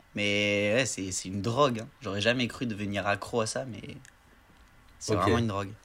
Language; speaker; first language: French; native; French